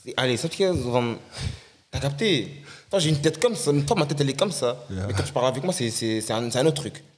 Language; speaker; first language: Dutch; native; Dutch